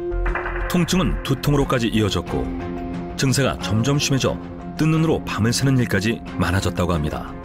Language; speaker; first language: Korean; native; Korean